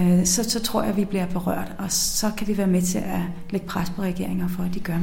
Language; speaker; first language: Danish; native; Danish